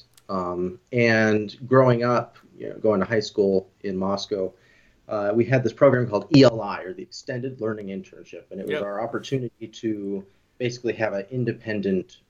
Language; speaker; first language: English; native; English